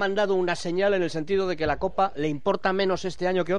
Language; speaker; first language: Spanish; native; Spanish